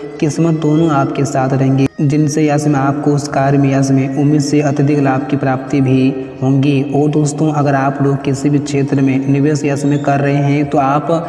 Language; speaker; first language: Hindi; native; Hindi